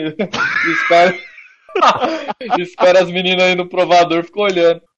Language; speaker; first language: Portuguese; native; Portuguese